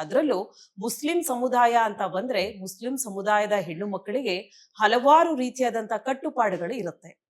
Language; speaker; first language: Kannada; native; Kannada